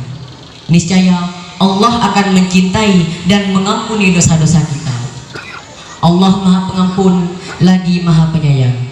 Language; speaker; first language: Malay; non-native, local second language; Madurese